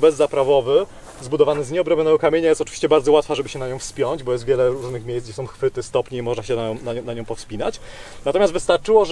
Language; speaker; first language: Polish; native; Polish